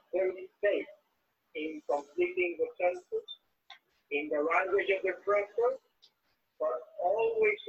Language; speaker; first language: English; non-native, local second language; Spanish